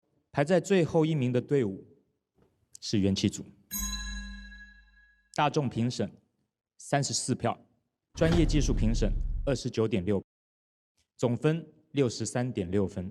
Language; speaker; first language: Chinese; native; Chinese